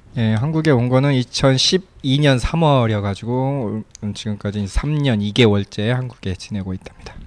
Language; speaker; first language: Korean; native; Korean